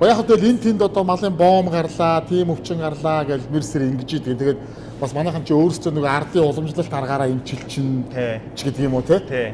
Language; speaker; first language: Mongolian; native; Mongolian